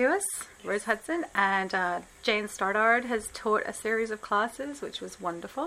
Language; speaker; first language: English; native; English